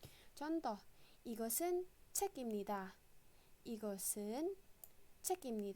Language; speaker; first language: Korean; non-native, fluent; Indonesian